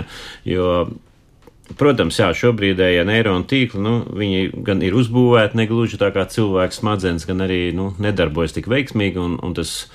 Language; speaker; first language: Latvian; native; Latvian